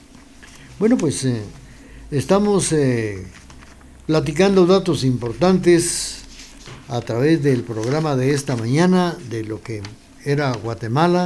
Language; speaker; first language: Spanish; native; Spanish